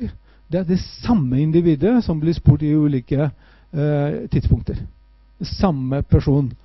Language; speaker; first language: Norwegian; non-native, fluent; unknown